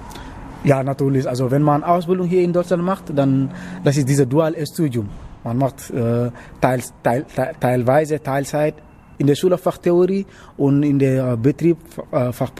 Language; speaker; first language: German; non-native, learner; Wolof